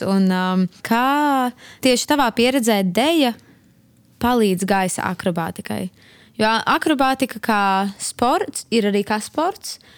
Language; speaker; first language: Latvian; native; Latvian